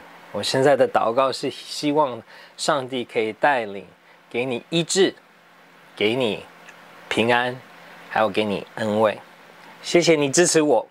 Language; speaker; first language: Chinese; early bilingual, heritage; English